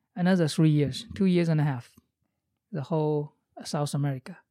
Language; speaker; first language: English; non-native, fluent; Chinese